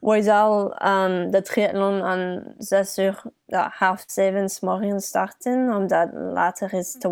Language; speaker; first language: Dutch; early bilingual, heritage; English